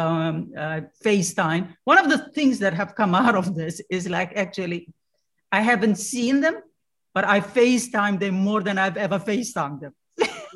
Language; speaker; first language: English; non-native, fluent; Somali